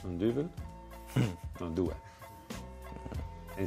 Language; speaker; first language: Italian; non-native, fluent; Dutch